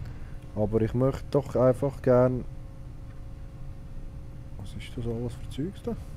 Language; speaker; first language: German; native; German